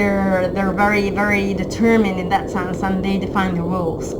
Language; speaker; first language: English; non-native, fluent; Italian